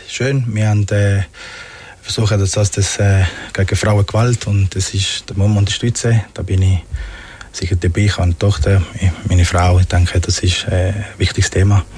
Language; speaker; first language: German; non-native, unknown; Spanish